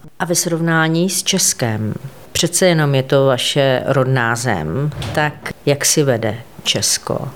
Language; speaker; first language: Czech; native; Czech